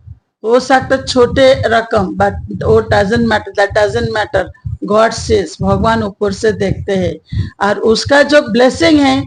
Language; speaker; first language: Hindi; non-native, local second language; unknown